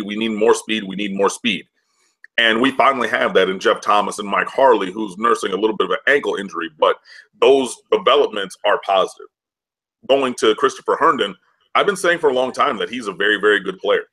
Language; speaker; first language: English; native; English